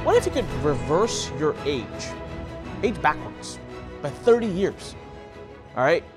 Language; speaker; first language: English; early bilingual, other home language; Hindi